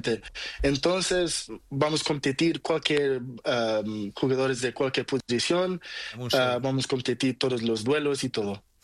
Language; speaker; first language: Spanish; non-native, learner; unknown